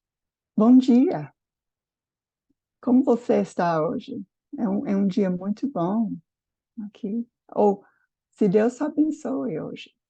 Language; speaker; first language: Portuguese; non-native, fluent; English